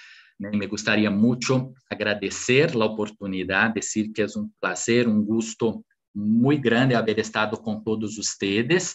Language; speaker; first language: Spanish; non-native, fluent; Portuguese